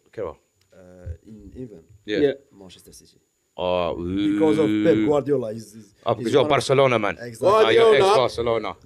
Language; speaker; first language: English; native; English